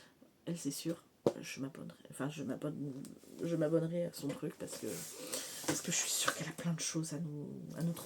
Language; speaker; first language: French; native; French